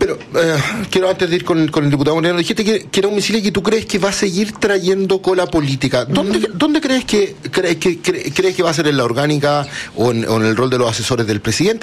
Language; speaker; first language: Spanish; native; Spanish